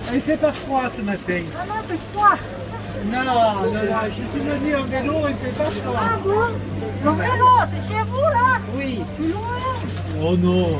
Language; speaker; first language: French; non-native, learner; Thai